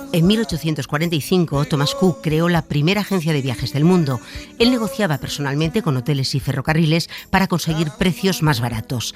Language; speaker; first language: Spanish; native; Spanish